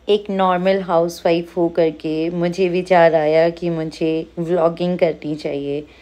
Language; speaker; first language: Hindi; native; Hindi